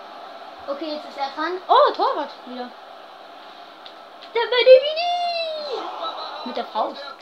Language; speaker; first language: German; native; German